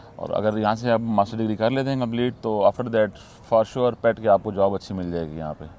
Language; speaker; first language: Urdu; non-native, local second language; Saraiki